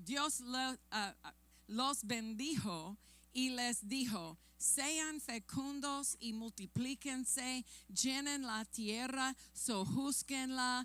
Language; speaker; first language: Spanish; non-native, fluent; English